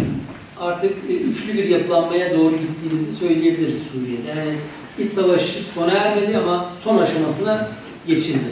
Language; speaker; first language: Turkish; native; Turkish